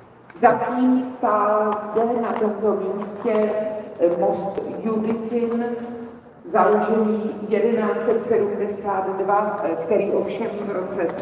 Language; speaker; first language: Czech; native; Czech